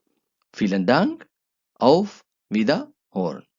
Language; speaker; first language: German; non-native, learner; Urdu